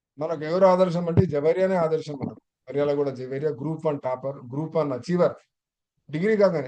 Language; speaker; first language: Telugu; non-native, local second language; Urdu